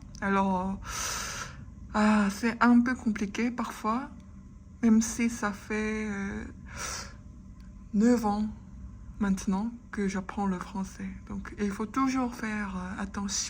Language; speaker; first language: French; non-native, fluent; Korean